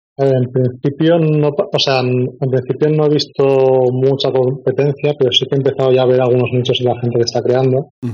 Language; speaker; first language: Spanish; native; Spanish